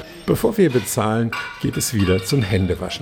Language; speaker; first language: German; native; German